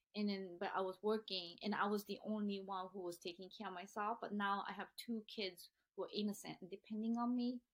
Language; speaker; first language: English; non-native, fluent; Japanese